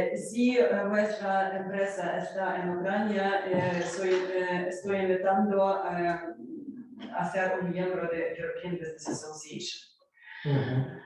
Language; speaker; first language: Spanish; non-native, learner; Ukrainian